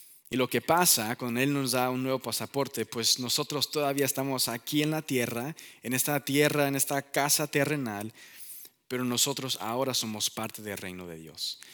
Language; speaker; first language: Spanish; early bilingual, heritage; Spanish